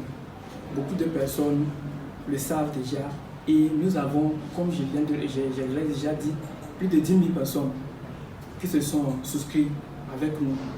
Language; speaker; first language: French; non-native, fluent; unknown